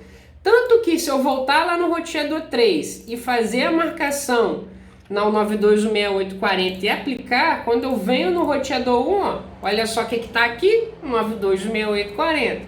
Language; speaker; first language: Portuguese; native; Portuguese